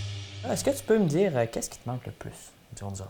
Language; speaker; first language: French; native; French